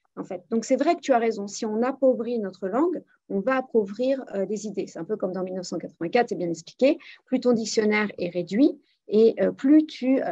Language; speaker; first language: French; native; French